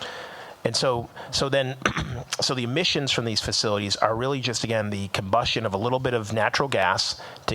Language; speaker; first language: English; native; English